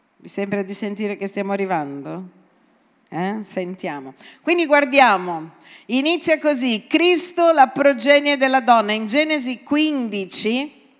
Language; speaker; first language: Italian; non-native, fluent; Portuguese